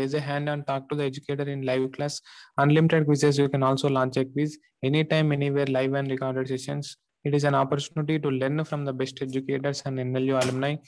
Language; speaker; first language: English; non-native, local second language; Telugu